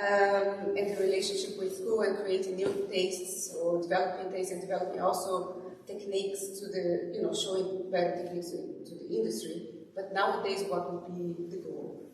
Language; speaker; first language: English; non-native, fluent; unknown